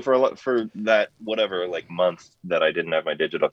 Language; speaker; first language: English; native; English